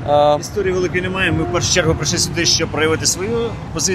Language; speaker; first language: Ukrainian; native; Ukrainian